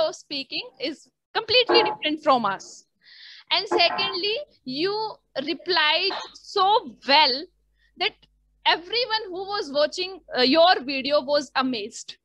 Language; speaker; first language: English; non-native, learner; Hindi